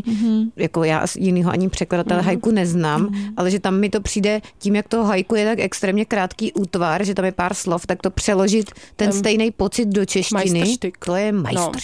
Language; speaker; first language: Czech; native; Czech